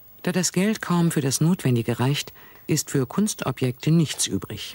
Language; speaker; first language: German; native; German